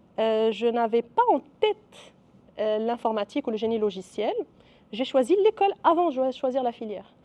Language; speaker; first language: French; non-native, local second language; Arabic